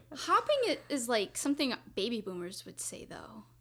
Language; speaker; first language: English; non-native, fluent; Spanish